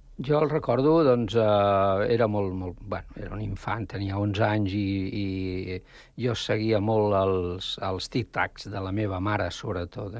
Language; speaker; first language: Catalan; non-native, local second language; Spanish